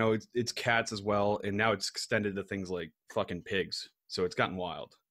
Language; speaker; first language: English; native; English